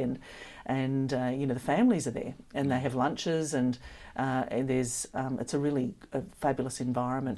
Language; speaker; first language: English; native; English